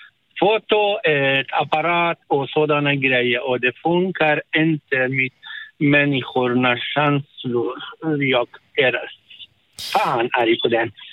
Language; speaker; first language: Swedish; non-native, learner; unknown